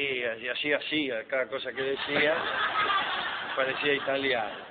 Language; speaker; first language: Spanish; native; Spanish